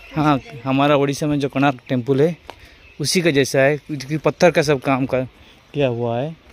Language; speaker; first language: Hindi; non-native, local second language; Odia